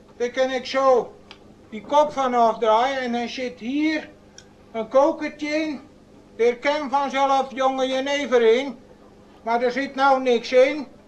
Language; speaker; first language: Dutch; native; Dutch